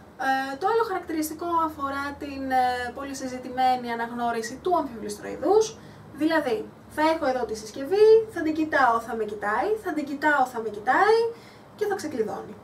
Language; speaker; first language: Greek; native; Greek